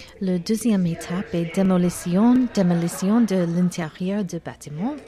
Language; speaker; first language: French; non-native, learner; English